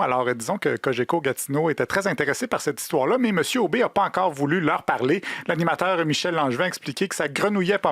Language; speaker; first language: French; native; French